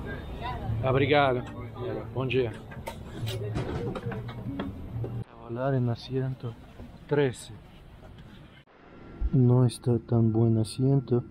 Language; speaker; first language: Portuguese; non-native, learner; Spanish